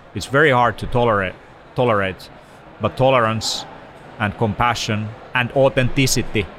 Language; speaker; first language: English; non-native, fluent; Finnish